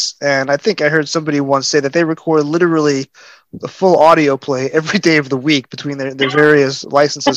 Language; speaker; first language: English; native; English